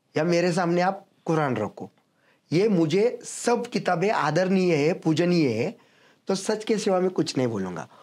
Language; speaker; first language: Hindi; non-native, local second language; Marathi